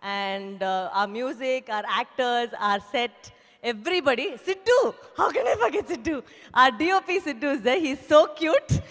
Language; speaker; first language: Telugu; non-native, fluent; Tamil